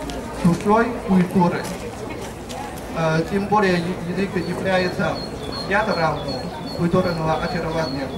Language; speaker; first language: Russian; non-native, fluent; Chinese